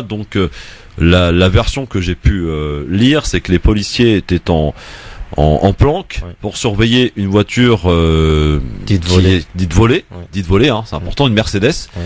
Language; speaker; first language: French; native; French